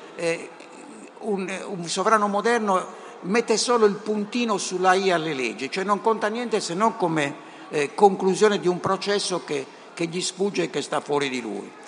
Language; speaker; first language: Italian; native; Italian